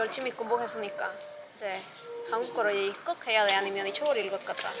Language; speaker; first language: Korean; non-native, learner; Spanish